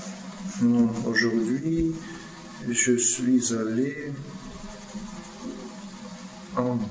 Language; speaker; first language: French; non-native, learner; Russian